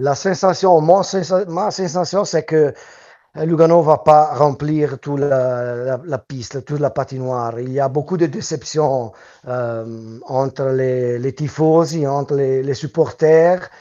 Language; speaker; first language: French; non-native, local second language; Italian